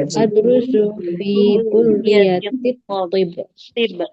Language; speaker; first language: Arabic; non-native, learner; Indonesian